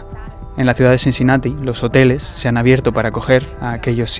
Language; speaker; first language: Spanish; native; Spanish